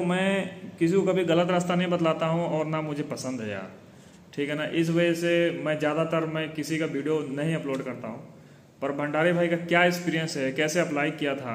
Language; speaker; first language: Hindi; native; Hindi